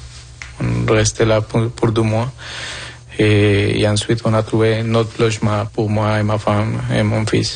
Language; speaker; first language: French; non-native, fluent; Spanish